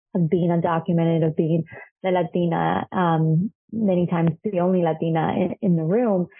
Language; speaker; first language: English; non-native, fluent; Spanish